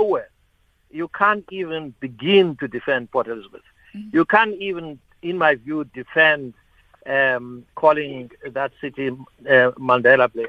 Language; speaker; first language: English; non-native, local second language; Xhosa